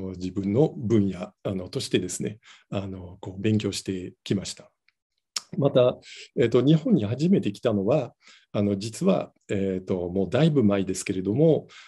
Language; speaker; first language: Japanese; non-native, fluent; Dutch